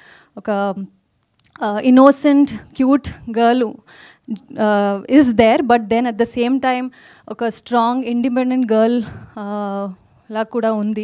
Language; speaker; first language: Telugu; non-native, fluent; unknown